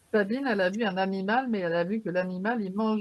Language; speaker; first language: French; native; French